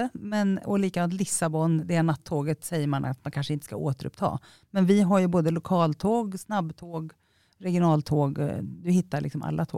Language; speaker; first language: Swedish; native; Swedish